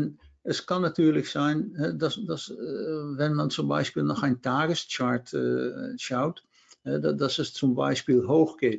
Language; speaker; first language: German; non-native, learner; Dutch